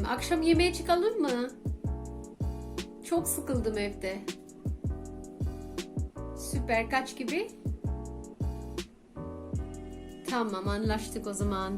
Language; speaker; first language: Turkish; non-native, fluent; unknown